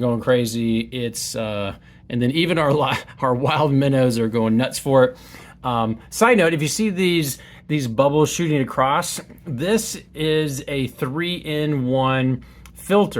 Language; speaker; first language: English; native; English